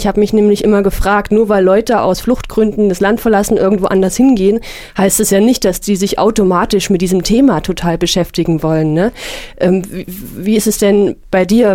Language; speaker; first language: German; native; German